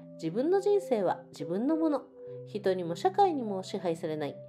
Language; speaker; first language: Japanese; native; Japanese